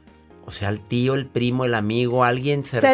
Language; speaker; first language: Spanish; native; Spanish